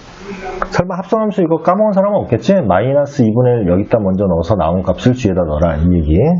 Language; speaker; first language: Korean; native; Korean